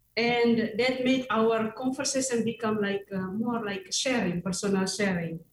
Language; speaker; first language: English; non-native, fluent; Indonesian